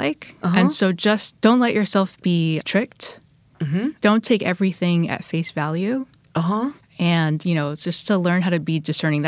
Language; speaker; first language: English; native; English